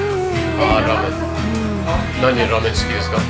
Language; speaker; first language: Japanese; non-native, learner; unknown